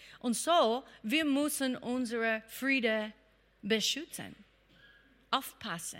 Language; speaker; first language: German; non-native, fluent; English